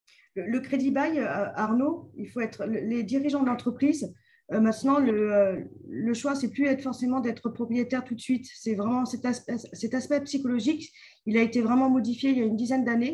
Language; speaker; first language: French; native; French